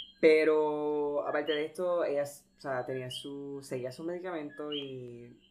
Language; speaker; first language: Spanish; early bilingual, heritage; Spanish